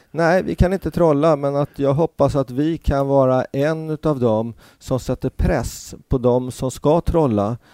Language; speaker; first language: Swedish; native; Swedish